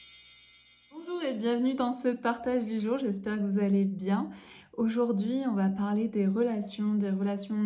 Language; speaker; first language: French; native; French